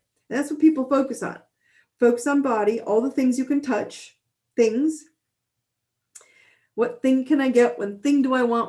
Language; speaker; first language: English; native; English